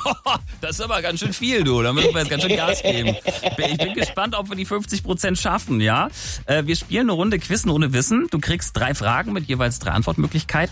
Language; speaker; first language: German; native; German